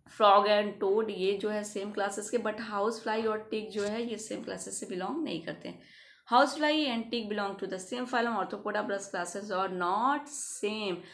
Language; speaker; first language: Hindi; native; Hindi